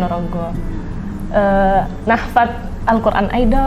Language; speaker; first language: Arabic; non-native, learner; Indonesian